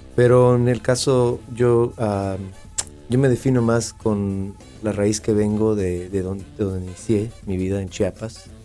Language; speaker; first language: Spanish; native; Spanish